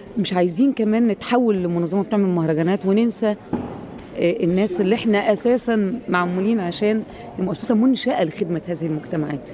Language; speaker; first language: Arabic; native; Arabic